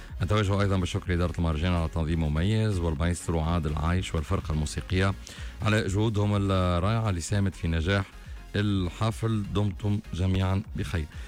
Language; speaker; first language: Arabic; native; Arabic